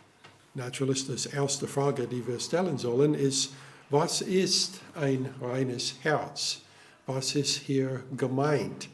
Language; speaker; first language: German; non-native, fluent; English